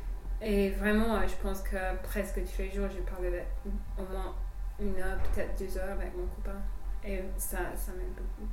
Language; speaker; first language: French; non-native, fluent; English